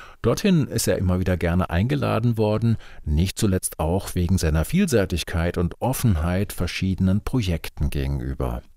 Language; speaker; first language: German; native; German